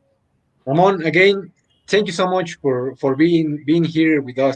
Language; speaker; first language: English; non-native, learner; Spanish